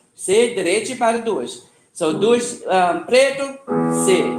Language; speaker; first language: Portuguese; non-native, learner; English